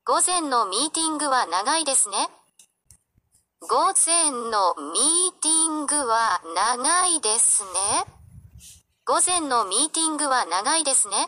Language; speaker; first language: Japanese; non-native, learner; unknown